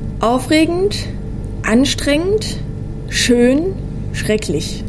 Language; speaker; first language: German; native; German